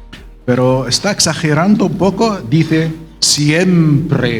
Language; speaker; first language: Spanish; non-native, fluent; Arabic